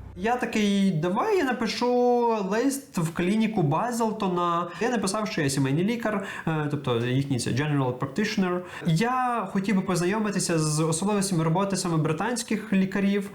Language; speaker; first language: Ukrainian; native; Ukrainian